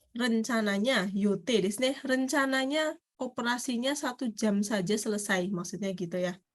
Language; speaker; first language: Indonesian; native; Indonesian